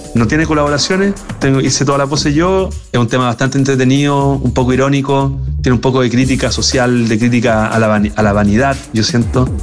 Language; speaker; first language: Spanish; native; Spanish